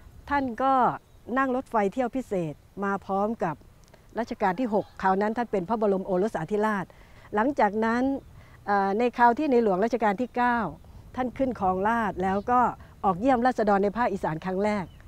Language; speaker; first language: Thai; native; Thai